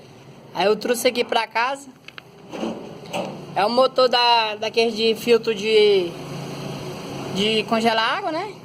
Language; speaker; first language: Portuguese; native; Portuguese